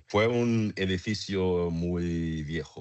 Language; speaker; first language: Spanish; non-native, learner; English